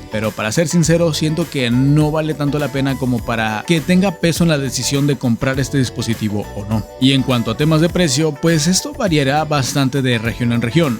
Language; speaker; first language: Spanish; native; Spanish